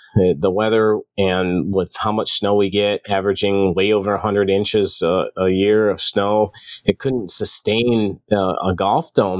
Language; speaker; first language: English; native; English